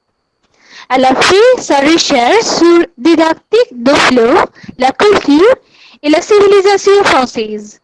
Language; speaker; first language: French; non-native, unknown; Bangla